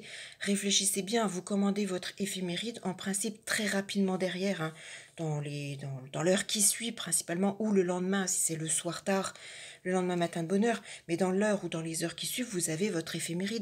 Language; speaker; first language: French; native; French